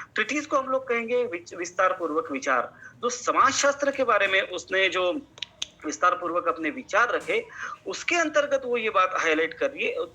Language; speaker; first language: Hindi; non-native, local second language; Marathi